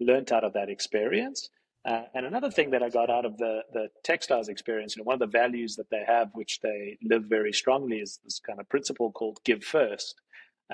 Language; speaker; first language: English; native; English